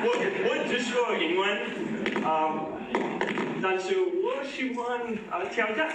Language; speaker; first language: Chinese; non-native, learner; English